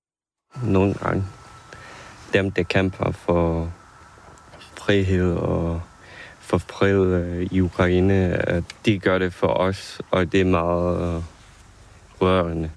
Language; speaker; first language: Danish; non-native, fluent; Ukrainian